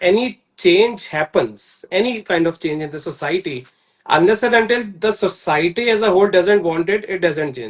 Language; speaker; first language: English; non-native, local second language; Hindi